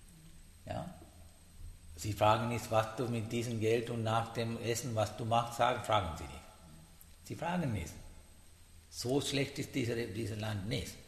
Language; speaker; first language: German; non-native, learner; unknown